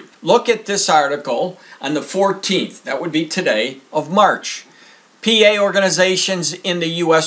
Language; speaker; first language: English; native; English